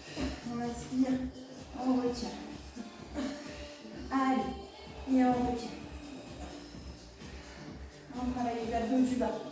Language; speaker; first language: French; native; French